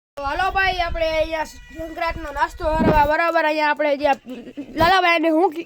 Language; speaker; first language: Gujarati; non-native, local second language; Kachhi